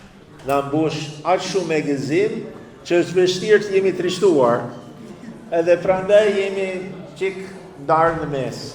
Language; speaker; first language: Albanian; non-native, fluent; English